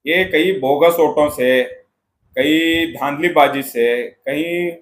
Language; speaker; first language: Hindi; non-native, local second language; Kannada